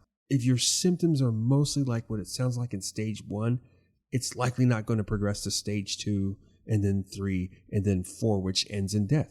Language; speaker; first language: English; native; English